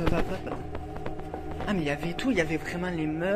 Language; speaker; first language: French; native; French